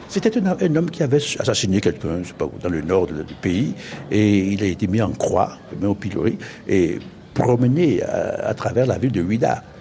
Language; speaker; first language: French; non-native, local second language; Fon